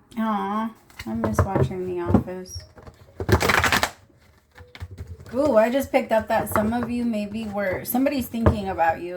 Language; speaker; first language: English; native; English